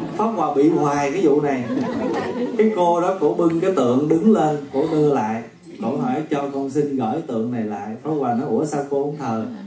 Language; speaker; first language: Vietnamese; native; Vietnamese